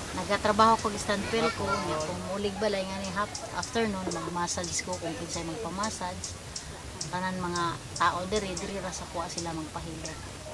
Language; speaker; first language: Cebuano; non-native, local second language; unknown